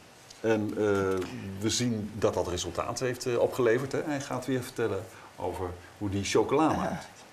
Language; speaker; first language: Dutch; native; Dutch